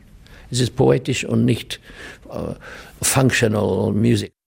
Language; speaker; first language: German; non-native, learner; English